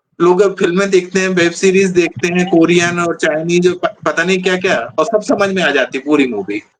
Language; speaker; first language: Hindi; native; Hindi